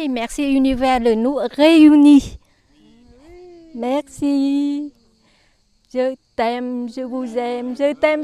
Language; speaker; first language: French; non-native, learner; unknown